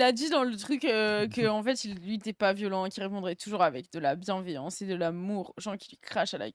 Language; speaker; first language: French; native; French